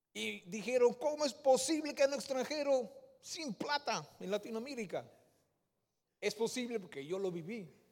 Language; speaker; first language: Spanish; non-native, fluent; Dutch